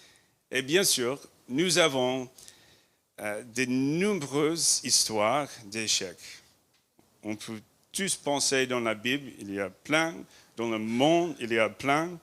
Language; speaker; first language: French; non-native, learner; English